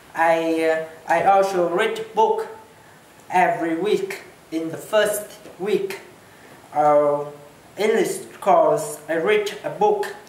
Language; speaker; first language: English; non-native, learner; Chinese